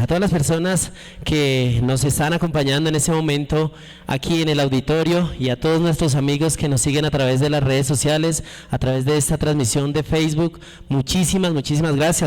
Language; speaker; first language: Spanish; native; Spanish